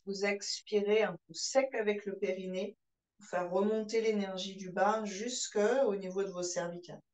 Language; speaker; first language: French; native; French